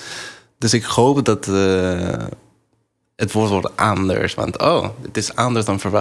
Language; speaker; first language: Dutch; non-native, fluent; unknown